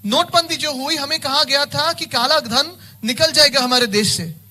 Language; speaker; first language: Hindi; non-native, local second language; Marathi